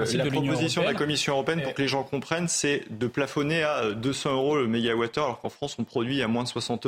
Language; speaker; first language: French; native; French